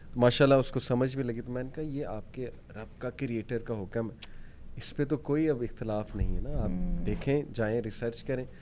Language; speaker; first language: Urdu; native; Urdu